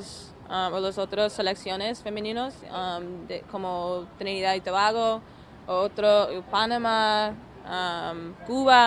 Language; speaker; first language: Spanish; non-native, learner; English